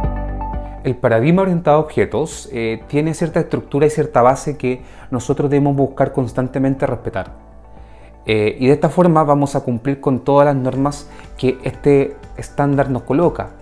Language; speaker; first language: Spanish; native; Spanish